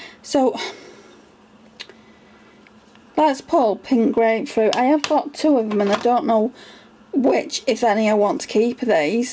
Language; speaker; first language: English; native; English